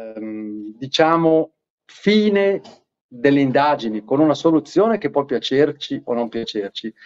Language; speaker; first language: Italian; native; Italian